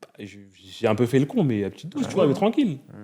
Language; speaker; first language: French; native; French